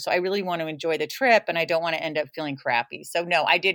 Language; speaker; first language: English; native; English